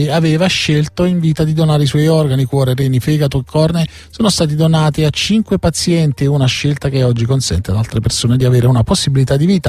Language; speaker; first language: Italian; native; Italian